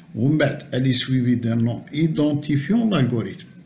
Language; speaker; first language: French; non-native, local second language; Arabic